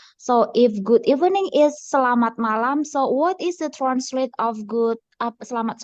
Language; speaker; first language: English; non-native, learner; Indonesian